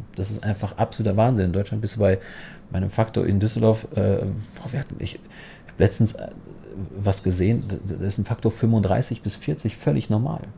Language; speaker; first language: German; non-native, fluent; Polish